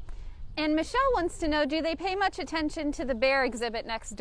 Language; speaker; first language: English; native; English